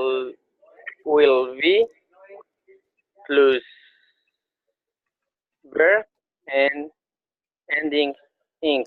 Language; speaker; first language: English; non-native, learner; Spanish